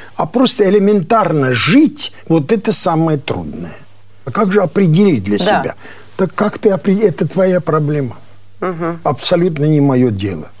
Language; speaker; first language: Russian; non-native, local second language; Armenian